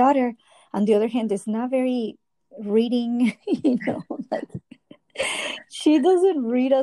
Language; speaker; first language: English; non-native, fluent; Spanish